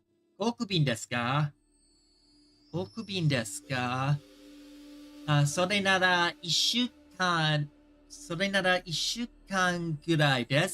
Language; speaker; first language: Japanese; non-native, learner; English